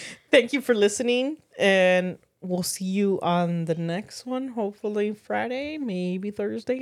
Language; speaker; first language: English; early bilingual, other home language; Spanish